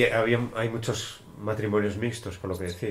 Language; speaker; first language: Spanish; native; Spanish